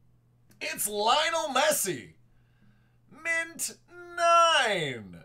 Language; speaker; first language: English; native; English